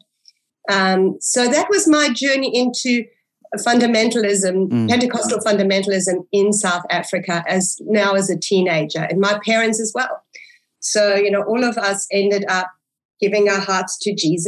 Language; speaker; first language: English; early bilingual, other home language; German